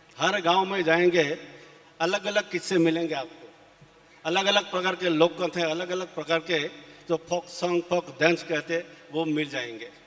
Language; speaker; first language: Hindi; non-native, local second language; Assamese